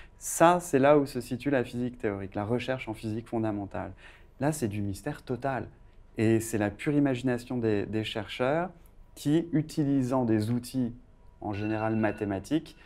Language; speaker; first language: French; native; French